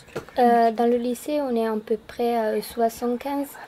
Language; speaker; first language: French; non-native, fluent; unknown